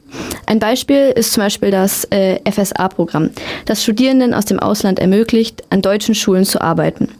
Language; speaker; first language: German; native; German